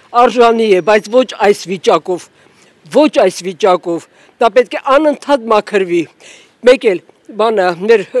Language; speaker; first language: Armenian; native; Armenian